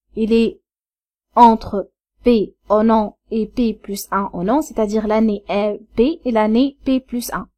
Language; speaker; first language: French; non-native, local second language; Arabic